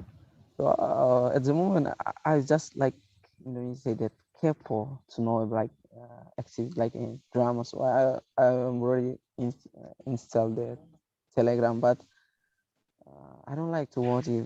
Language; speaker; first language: English; non-native, learner; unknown